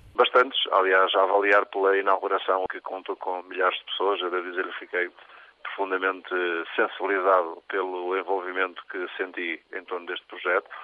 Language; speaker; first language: Portuguese; native; Portuguese